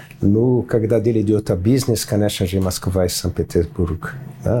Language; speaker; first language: Russian; non-native, fluent; Portuguese